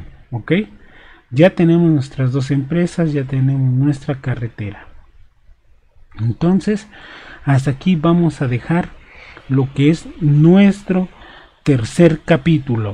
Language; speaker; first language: Spanish; native; Spanish